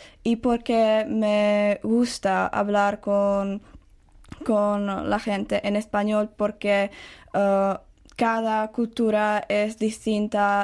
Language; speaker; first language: Spanish; non-native, learner; Czech